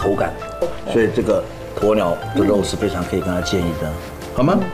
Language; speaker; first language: Chinese; native; Chinese